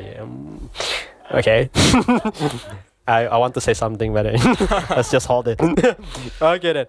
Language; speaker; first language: English; non-native, fluent; Indonesian